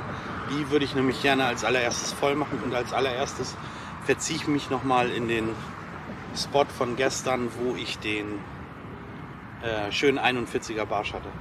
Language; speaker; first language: German; native; German